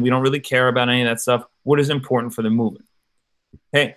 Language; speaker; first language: English; native; English